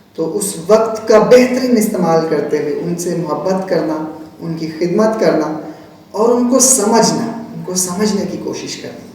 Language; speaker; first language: Urdu; non-native, local second language; Punjabi